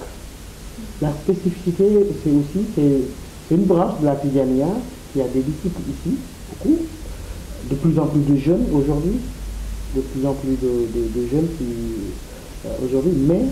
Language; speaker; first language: French; non-native, local second language; Wolof